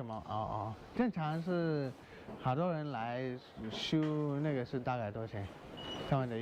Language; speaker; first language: Chinese; non-native, fluent; English